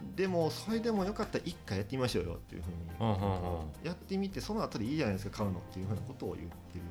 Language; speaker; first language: Japanese; native; Japanese